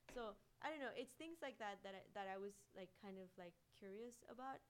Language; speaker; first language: English; non-native, fluent; Spanish